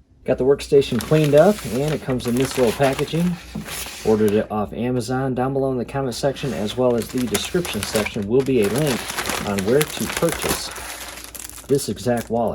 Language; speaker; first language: English; native; English